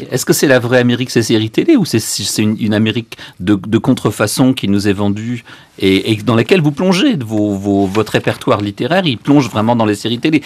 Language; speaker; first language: French; native; French